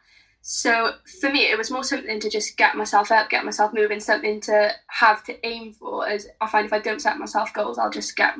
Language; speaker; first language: English; native; English